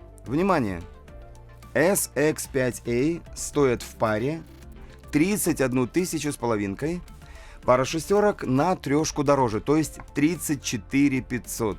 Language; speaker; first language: Russian; native; Russian